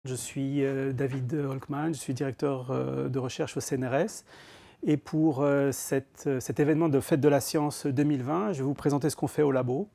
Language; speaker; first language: French; native; French